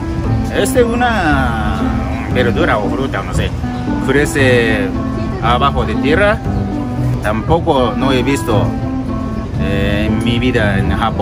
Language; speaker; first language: Spanish; non-native, learner; Japanese